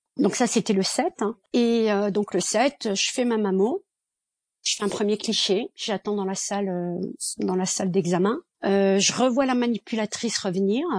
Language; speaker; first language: French; early bilingual, other home language; Kabyle